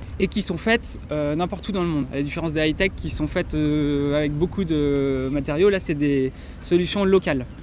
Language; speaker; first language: French; native; French